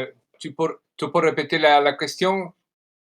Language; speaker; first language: French; non-native, learner; Italian